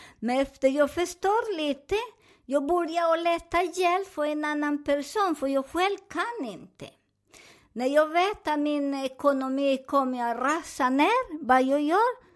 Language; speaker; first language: Swedish; non-native, fluent; Spanish